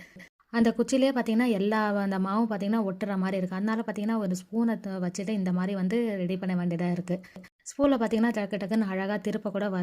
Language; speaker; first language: Tamil; native; Tamil